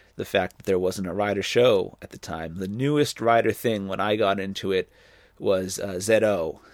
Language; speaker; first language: English; native; English